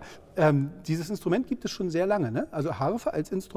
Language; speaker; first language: German; native; German